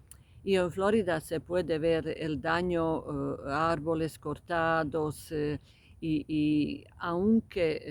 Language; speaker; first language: Spanish; non-native, fluent; Croatian